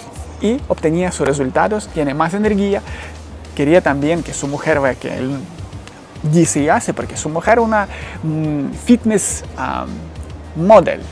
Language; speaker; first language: Spanish; non-native, fluent; Ukrainian